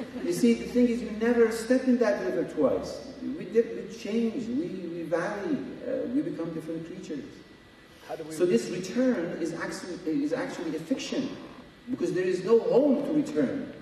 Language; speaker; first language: English; non-native, fluent; Persian